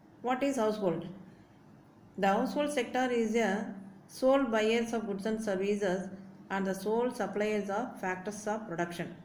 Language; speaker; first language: English; non-native, local second language; Tamil